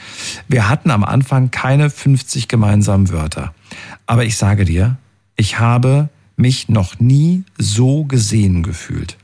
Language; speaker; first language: German; native; German